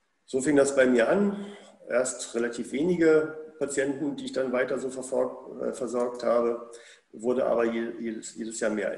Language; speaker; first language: German; native; German